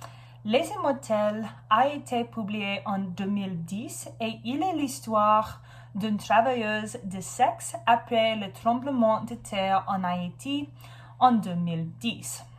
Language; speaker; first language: French; non-native, learner; English